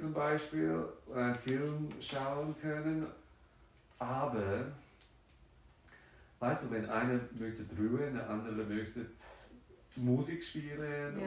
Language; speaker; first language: German; non-native, fluent; French